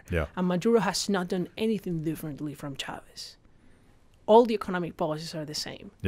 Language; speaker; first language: English; non-native, fluent; Spanish